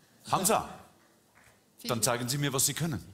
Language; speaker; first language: German; native; German